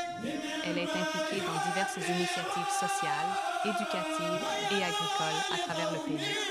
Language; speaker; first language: French; non-native, local second language; Wolof